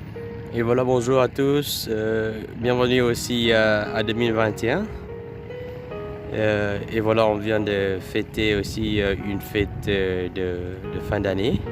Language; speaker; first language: French; non-native, fluent; Vietnamese